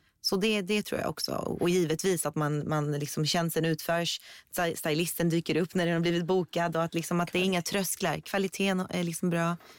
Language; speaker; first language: Swedish; early bilingual, other home language; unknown